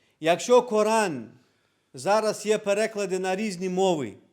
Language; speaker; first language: Ukrainian; non-native, local second language; Crimean Tatar